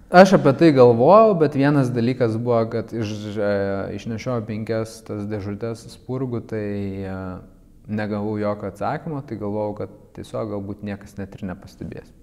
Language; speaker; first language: Lithuanian; native; Lithuanian